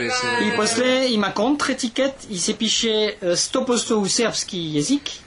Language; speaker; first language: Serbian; non-native, learner; French